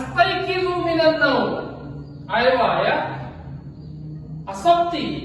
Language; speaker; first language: Arabic; non-native, fluent; Indonesian